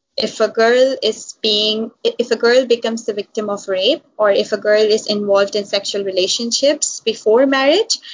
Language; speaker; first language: English; non-native, local second language; Urdu